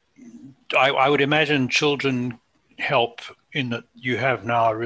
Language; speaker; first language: English; native; English